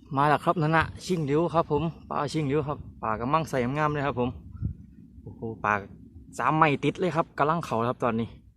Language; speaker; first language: Thai; native; Thai